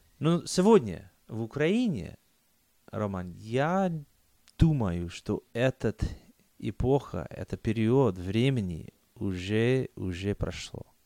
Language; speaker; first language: Russian; non-native, fluent; English